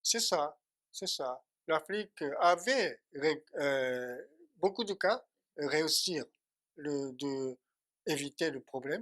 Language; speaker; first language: French; non-native, fluent; Japanese